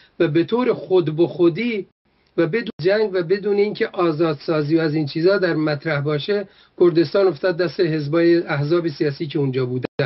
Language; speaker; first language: Persian; non-native, local second language; Kurdish